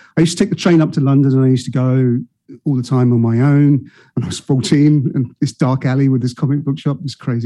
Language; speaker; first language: English; native; English